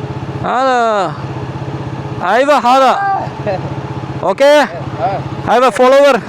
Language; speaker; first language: Arabic; non-native, learner; Malayalam